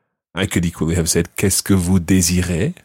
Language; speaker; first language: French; non-native, fluent; English